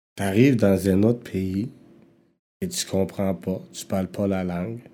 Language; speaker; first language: French; early bilingual, other home language; Rundi